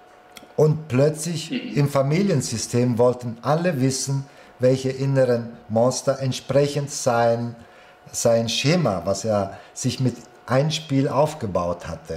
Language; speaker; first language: German; non-native, fluent; Italian